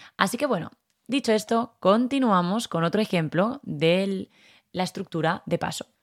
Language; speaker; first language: Spanish; native; Spanish